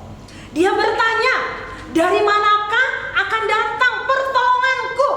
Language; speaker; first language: Indonesian; native; Indonesian